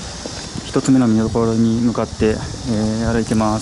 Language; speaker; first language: Japanese; native; Japanese